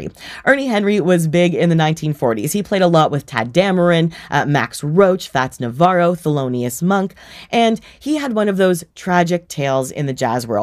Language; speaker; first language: English; native; English